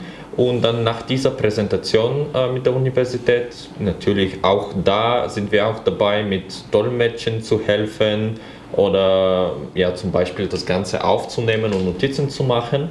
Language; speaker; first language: German; non-native, fluent; Bulgarian